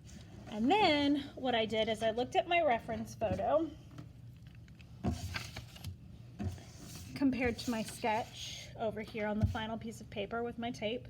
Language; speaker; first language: English; native; English